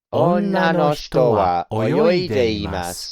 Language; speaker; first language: Japanese; non-native, learner; English